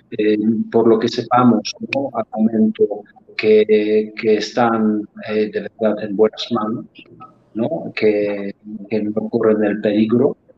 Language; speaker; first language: Spanish; non-native, fluent; Polish